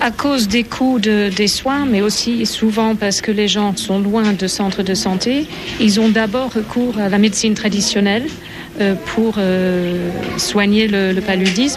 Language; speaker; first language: French; native; French